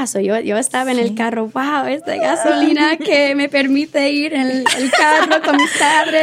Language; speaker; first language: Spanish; early bilingual, heritage; Spanish